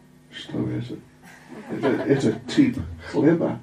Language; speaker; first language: Russian; non-native, learner; English